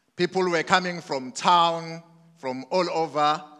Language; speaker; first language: English; non-native, local second language; Zulu